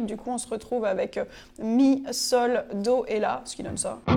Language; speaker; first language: French; native; French